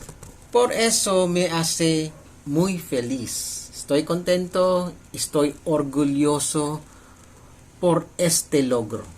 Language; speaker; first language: Spanish; non-native, learner; Filipino